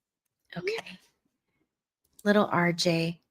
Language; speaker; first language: English; native; English